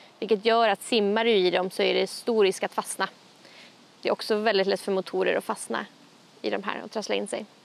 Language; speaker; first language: Swedish; native; Swedish